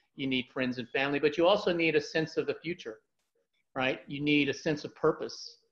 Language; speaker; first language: English; native; English